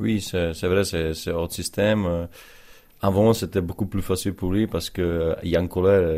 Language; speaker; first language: French; non-native, learner; Czech